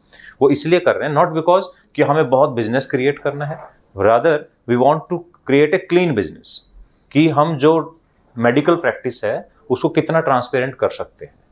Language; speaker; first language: Hindi; native; Hindi